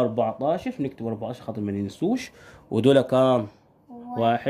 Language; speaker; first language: Arabic; native; Arabic